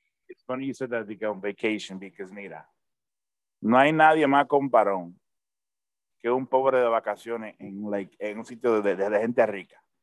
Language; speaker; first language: Spanish; early bilingual, heritage; Spanish